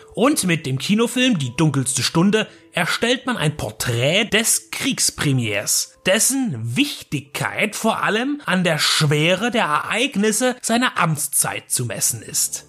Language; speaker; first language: German; native; German